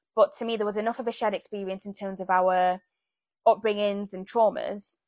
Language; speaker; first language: English; early bilingual, other home language; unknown